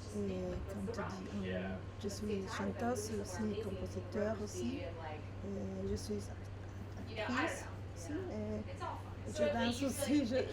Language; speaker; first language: French; non-native, learner; Spanish